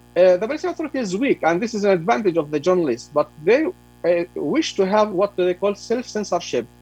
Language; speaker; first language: English; non-native, fluent; Arabic